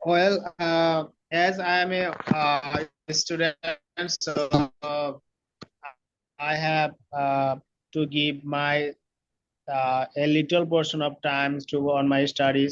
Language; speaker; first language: English; non-native, learner; Bangla